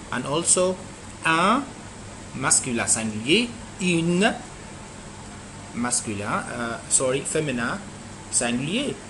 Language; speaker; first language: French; non-native, fluent; Arabic